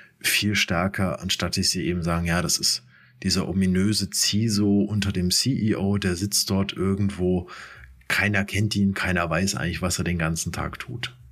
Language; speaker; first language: German; native; German